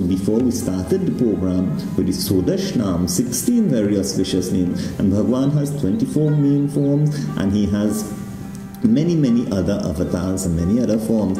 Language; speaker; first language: English; native; English